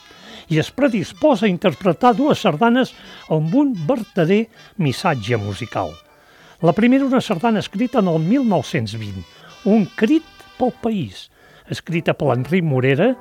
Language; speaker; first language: Catalan; native; Catalan